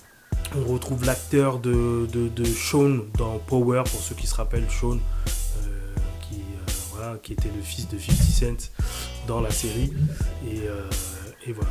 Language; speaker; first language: French; native; French